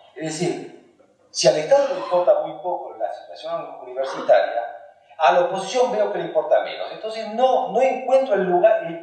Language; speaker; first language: Spanish; early bilingual, other home language; Hungarian